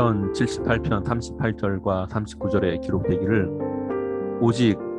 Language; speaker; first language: Korean; native; Korean